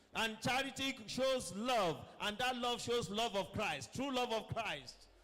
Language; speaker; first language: English; non-native, local second language; Yoruba